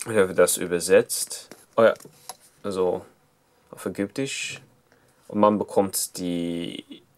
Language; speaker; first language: German; non-native, fluent; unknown